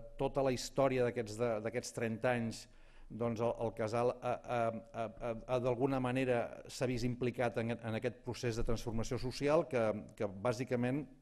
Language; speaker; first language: Catalan; native; Catalan